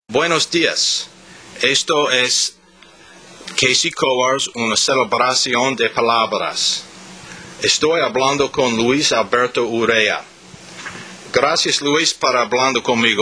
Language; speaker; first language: Spanish; non-native, learner; English